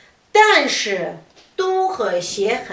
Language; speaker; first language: Chinese; non-native, fluent; Kazakh